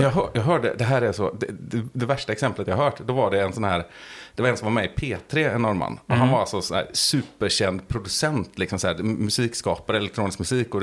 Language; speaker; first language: Swedish; native; Swedish